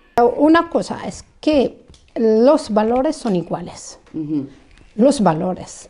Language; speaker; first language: Spanish; non-native, fluent; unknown